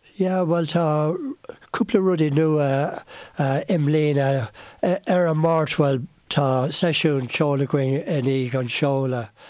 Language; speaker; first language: Irish; non-native, local second language; English